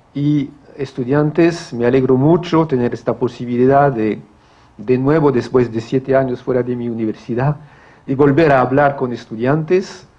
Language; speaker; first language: Spanish; non-native, fluent; French